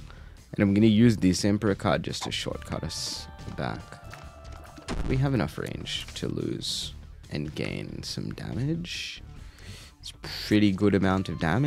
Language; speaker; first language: English; native; English